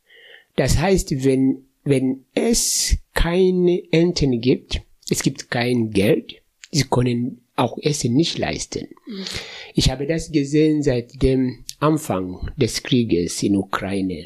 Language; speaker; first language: German; non-native, fluent; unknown